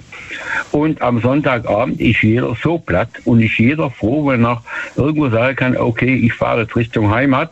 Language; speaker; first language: German; native; German